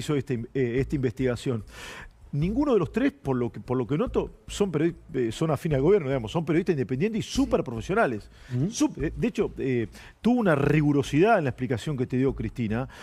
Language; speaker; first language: Spanish; native; Spanish